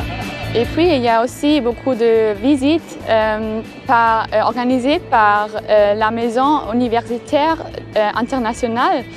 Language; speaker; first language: French; non-native, fluent; German